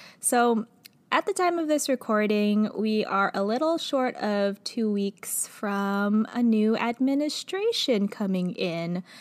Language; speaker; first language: English; native; English